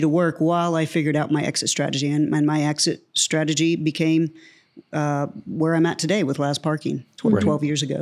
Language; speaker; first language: English; native; English